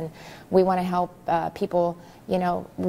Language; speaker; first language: English; native; English